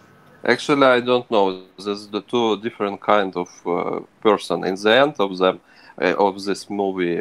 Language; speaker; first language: English; non-native, learner; Ukrainian